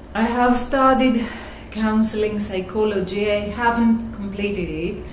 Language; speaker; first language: English; non-native, fluent; Greek